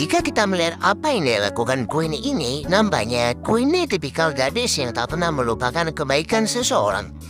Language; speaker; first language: Indonesian; native; Indonesian